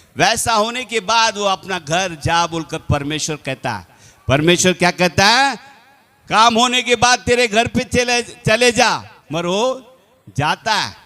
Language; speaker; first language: Hindi; non-native, local second language; Telugu